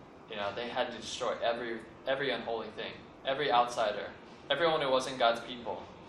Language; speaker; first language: English; native; English